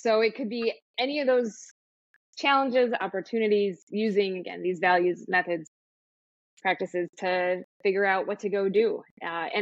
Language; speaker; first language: English; native; English